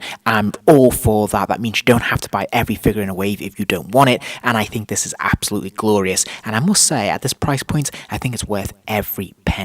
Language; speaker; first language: English; native; English